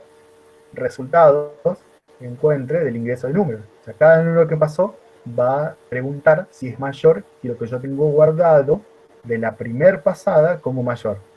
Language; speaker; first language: Spanish; native; Spanish